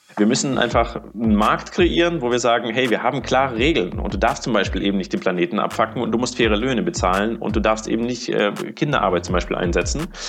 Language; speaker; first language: German; early bilingual, other home language; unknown